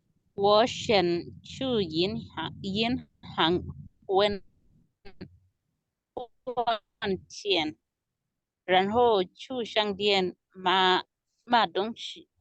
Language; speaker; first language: Chinese; non-native, learner; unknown